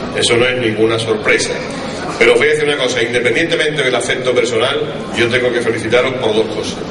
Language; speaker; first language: Spanish; native; Spanish